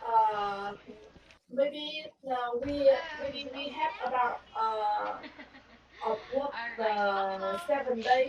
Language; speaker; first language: English; non-native, learner; Vietnamese